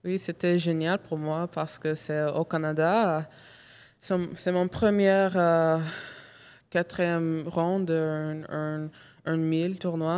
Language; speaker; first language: French; non-native, local second language; English